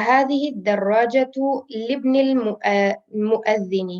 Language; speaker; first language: Arabic; non-native, fluent; Urdu